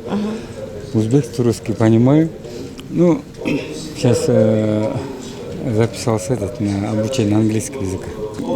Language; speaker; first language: Russian; non-native, local second language; Kyrgyz